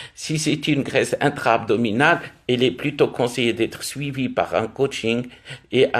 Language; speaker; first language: French; non-native, local second language; Arabic